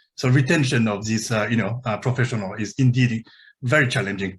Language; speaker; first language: English; non-native, fluent; Japanese